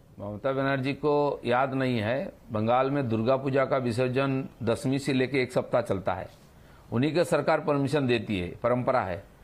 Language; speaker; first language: Hindi; non-native, local second language; Bangla